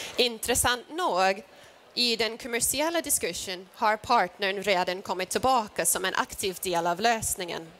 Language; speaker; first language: Swedish; non-native, fluent; English